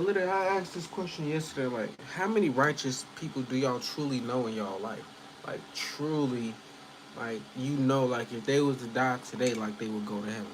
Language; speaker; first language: English; native; English